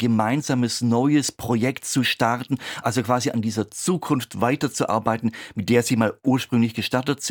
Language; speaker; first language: German; native; German